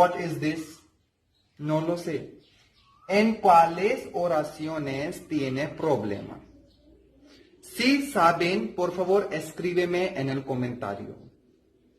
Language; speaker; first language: Spanish; non-native, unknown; Hindi